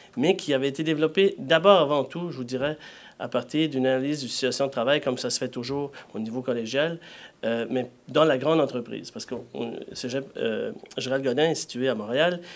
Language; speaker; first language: French; native; French